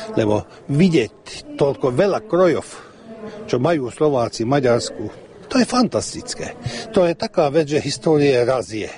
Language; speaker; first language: Slovak; early bilingual, heritage; Slovak